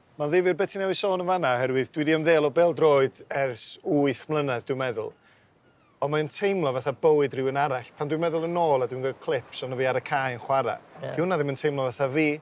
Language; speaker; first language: Welsh; native; Welsh